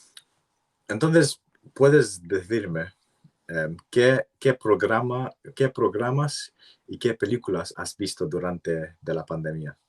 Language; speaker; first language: Spanish; non-native, learner; English